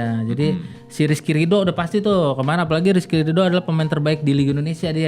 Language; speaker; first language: Indonesian; native; Indonesian